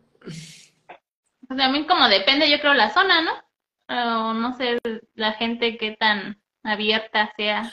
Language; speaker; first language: Spanish; native; Spanish